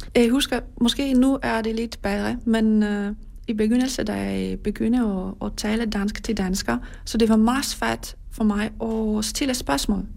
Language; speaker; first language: Danish; non-native, learner; Polish